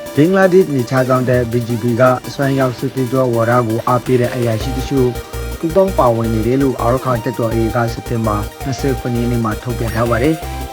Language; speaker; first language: Burmese; native; Burmese